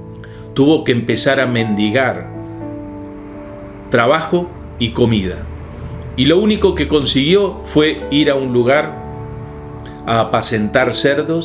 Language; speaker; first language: Spanish; native; Spanish